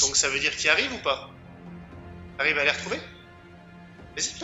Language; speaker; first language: French; native; French